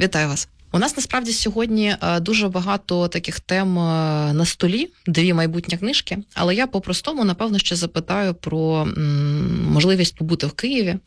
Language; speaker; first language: Ukrainian; native; Ukrainian